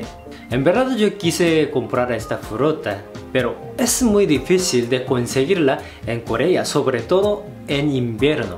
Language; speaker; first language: Spanish; non-native, fluent; Korean